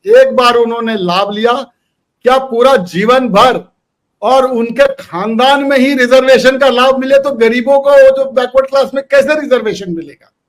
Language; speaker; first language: Hindi; non-native, local second language; Marathi